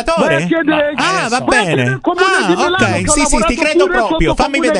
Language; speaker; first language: Italian; non-native, fluent; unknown